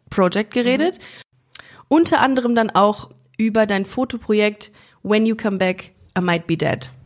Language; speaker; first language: German; native; German